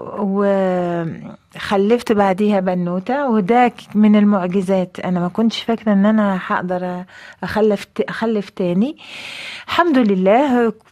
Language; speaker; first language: Egyptian Arabic; non-native, fluent; French